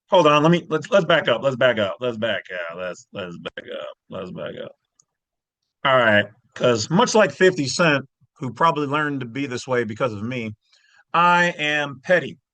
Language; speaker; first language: English; native; English